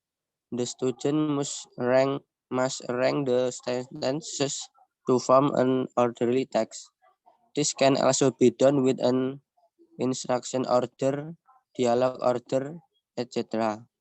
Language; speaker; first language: English; non-native, learner; Indonesian